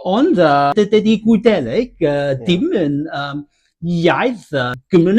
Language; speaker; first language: Welsh; non-native, learner; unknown